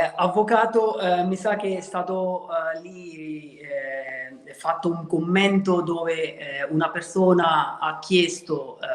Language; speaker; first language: Italian; non-native, fluent; Urdu